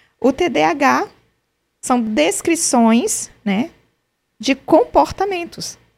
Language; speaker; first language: Portuguese; native; Portuguese